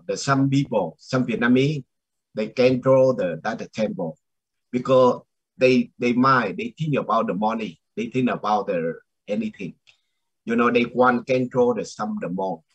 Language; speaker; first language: English; non-native, learner; Vietnamese